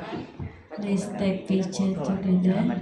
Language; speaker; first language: English; non-native, fluent; Indonesian